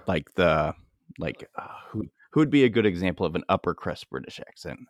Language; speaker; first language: English; native; English